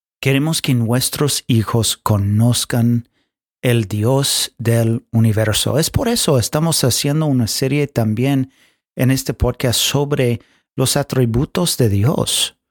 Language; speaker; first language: Spanish; non-native, fluent; English